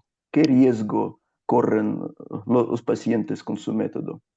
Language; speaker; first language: Spanish; non-native, fluent; Russian